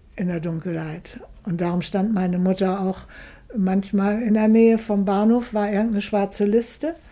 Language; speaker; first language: German; native; German